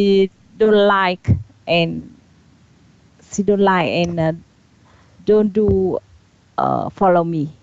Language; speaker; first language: English; non-native, learner; Vietnamese